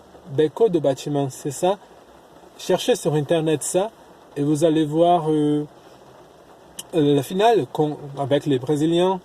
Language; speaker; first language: French; non-native, fluent; Portuguese